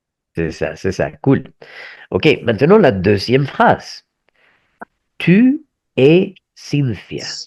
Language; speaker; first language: French; non-native, fluent; Spanish